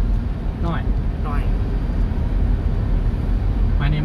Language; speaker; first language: English; non-native, learner; Thai